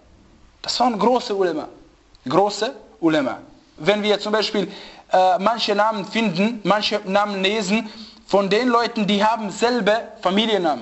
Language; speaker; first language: German; non-native, fluent; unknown